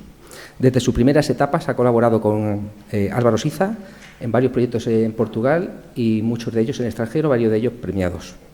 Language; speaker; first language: Spanish; native; Spanish